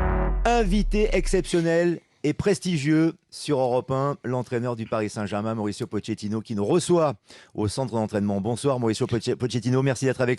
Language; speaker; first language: French; native; French